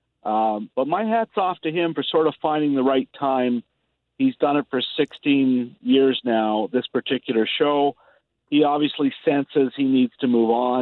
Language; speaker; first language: English; native; English